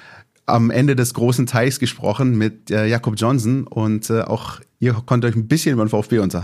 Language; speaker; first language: German; native; German